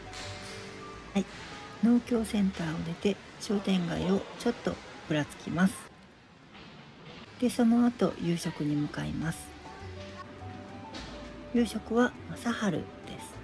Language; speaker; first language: Japanese; native; Japanese